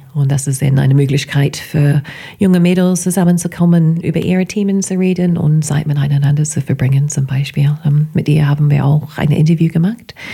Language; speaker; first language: German; non-native, fluent; English